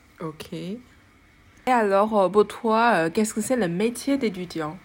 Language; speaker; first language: French; non-native, fluent; Chinese